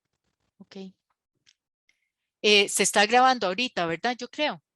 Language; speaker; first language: Spanish; native; Spanish